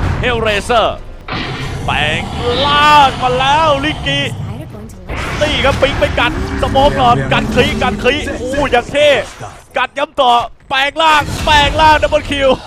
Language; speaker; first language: Thai; native; Thai